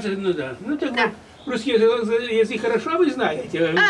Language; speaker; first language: Russian; non-native, local second language; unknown